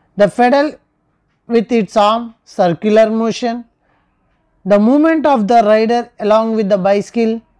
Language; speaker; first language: English; non-native, local second language; Telugu